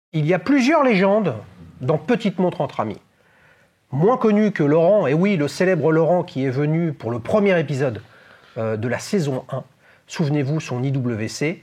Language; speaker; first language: French; native; French